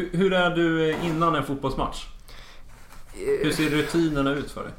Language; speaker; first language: Swedish; native; Swedish